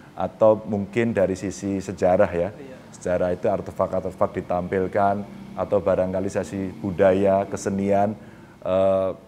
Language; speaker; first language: Indonesian; native; Indonesian